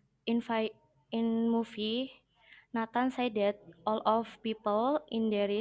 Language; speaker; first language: English; non-native, learner; Indonesian